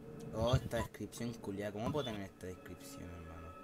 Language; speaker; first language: Spanish; native; Spanish